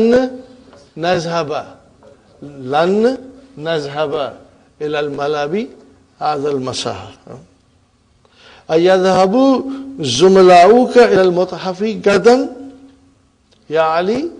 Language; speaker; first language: Arabic; non-native, fluent; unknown